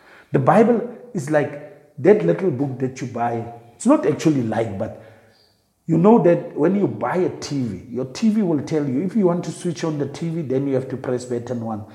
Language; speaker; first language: English; non-native, local second language; Afrikaans